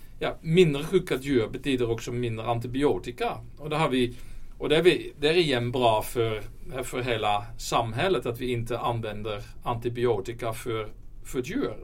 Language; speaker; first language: Swedish; non-native, fluent; Dutch